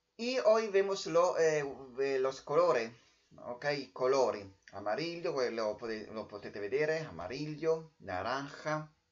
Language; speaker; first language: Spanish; non-native, fluent; Italian